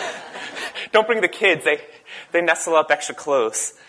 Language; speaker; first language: English; native; English